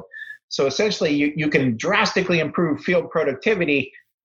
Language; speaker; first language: English; native; English